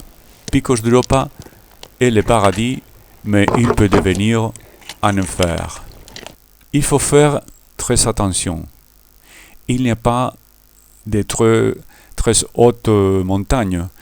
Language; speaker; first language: French; non-native, learner; Spanish